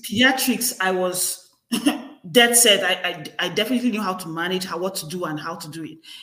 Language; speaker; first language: English; non-native, local second language; Igbo